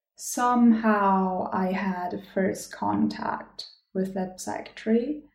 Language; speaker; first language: English; non-native, fluent; German